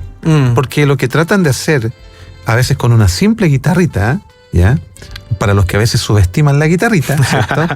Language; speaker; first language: Spanish; native; Spanish